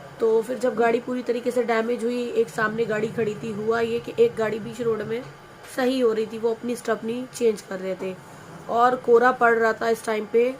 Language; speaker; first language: Hindi; native; Hindi